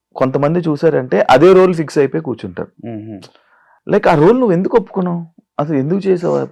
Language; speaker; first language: Telugu; native; Telugu